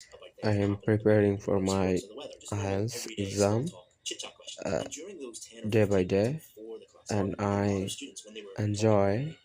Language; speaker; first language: English; non-native, learner; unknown